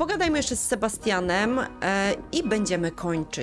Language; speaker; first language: Polish; native; Polish